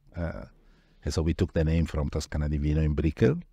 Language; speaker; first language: English; non-native, fluent; Italian